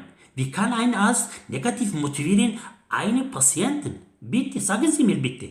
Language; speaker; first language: German; non-native, learner; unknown